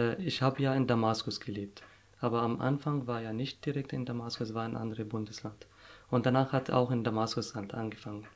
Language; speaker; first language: German; non-native, fluent; Arabic